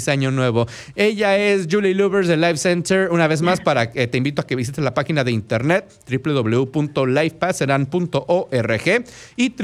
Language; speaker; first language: Spanish; native; Spanish